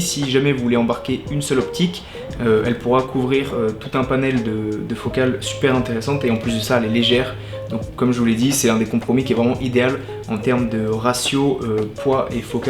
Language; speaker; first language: French; native; French